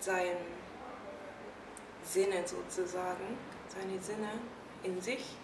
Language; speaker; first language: German; non-native, fluent; Japanese